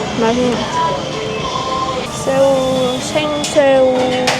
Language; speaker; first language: Korean; non-native, learner; Vietnamese